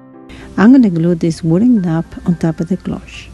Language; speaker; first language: English; non-native, fluent; Spanish